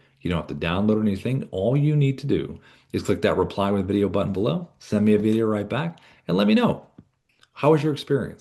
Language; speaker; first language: English; native; English